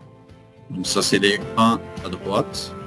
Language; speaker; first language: French; non-native, learner; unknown